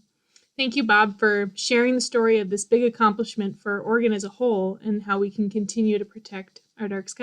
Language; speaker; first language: English; native; English